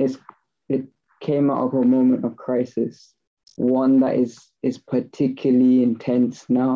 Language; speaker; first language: English; native; English